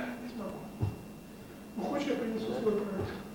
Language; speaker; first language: Russian; native; Russian